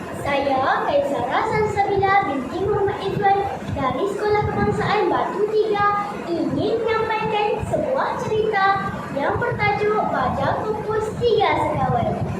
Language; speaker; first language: Malay; native; Malay